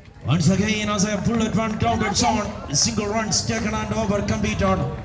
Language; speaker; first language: English; non-native, local second language; Malayalam